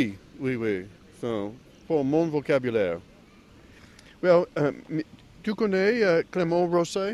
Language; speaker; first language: French; non-native, learner; English